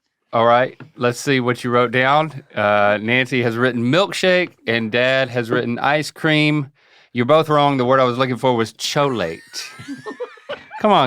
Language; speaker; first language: English; native; English